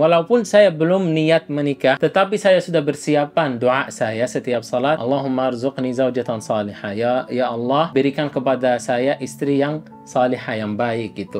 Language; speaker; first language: Indonesian; non-native, fluent; Arabic